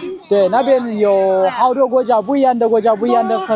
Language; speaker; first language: Chinese; non-native, learner; Amharic